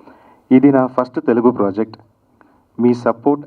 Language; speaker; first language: Telugu; non-native, learner; Kannada